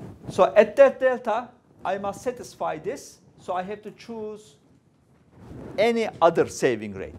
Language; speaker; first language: English; non-native, fluent; Turkish